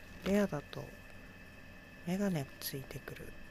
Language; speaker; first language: Japanese; native; Japanese